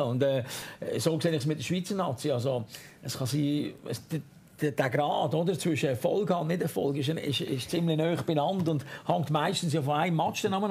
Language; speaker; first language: German; native; German